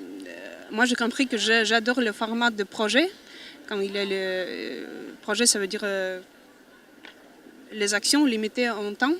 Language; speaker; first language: French; non-native, fluent; Russian